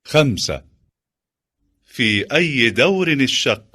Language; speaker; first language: Arabic; non-native, learner; Bosnian